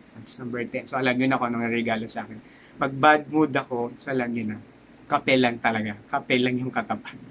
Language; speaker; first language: Filipino; non-native, local second language; Cebuano